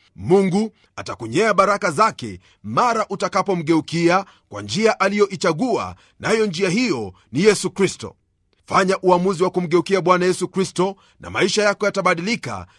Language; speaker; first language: Swahili; non-native, local second language; Luyia